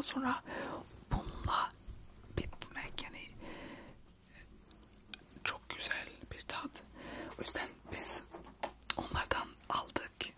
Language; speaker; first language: Turkish; early bilingual, heritage; Turkish